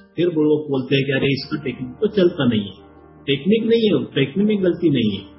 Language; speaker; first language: Hindi; non-native, local second language; Marathi